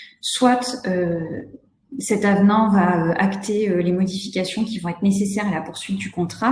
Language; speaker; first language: French; native; French